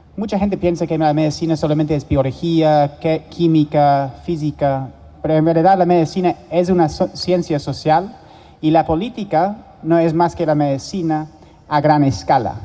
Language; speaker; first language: Spanish; non-native, fluent; English